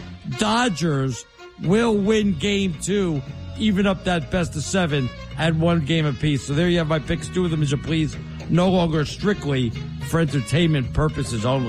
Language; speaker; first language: English; native; English